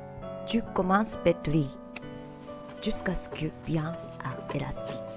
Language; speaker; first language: French; non-native, learner; Japanese